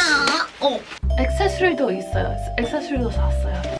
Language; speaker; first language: Korean; non-native, learner; English